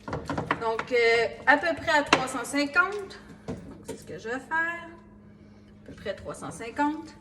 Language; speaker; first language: French; native; French